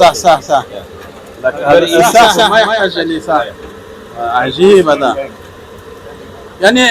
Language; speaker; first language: Arabic; non-native, learner; French